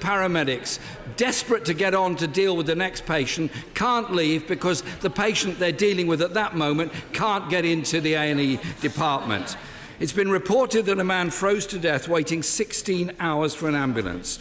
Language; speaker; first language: English; native; English